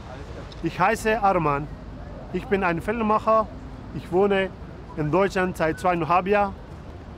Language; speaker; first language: German; non-native, learner; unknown